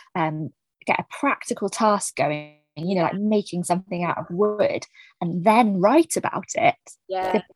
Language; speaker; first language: English; native; English